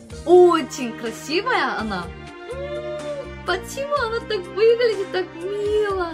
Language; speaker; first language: Russian; non-native, fluent; Korean